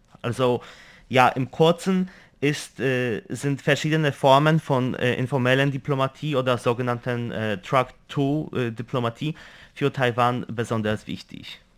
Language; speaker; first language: German; non-native, fluent; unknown